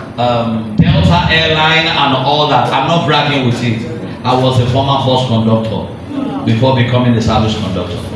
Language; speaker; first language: English; non-native, local second language; Yoruba